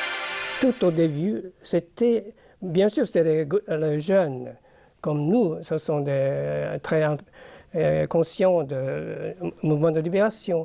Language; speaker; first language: French; non-native, fluent; Japanese